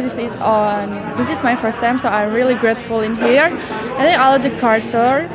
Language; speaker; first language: English; non-native, learner; Indonesian